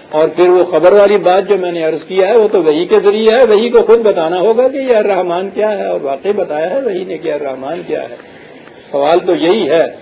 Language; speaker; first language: Urdu; native; Urdu